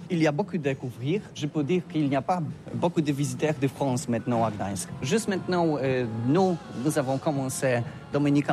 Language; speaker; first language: French; non-native, learner; Polish